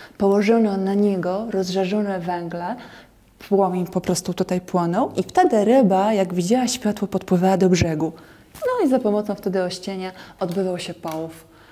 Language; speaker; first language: Polish; native; Polish